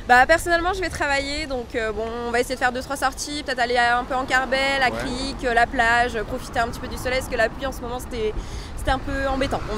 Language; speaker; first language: French; native; French